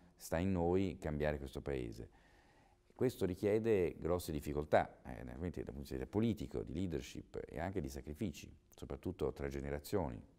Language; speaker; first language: Italian; native; Italian